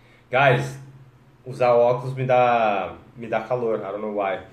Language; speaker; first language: English; non-native, fluent; Portuguese